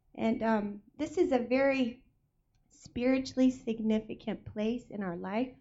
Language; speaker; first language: English; early bilingual, other home language; Spanish